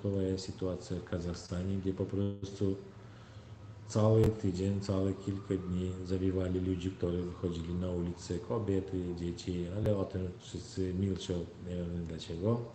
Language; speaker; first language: Polish; non-native, learner; Turkmen